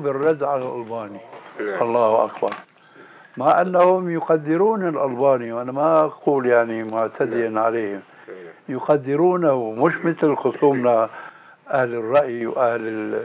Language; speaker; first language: Arabic; native; Arabic